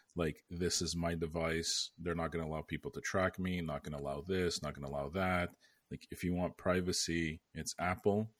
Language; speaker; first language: English; native; English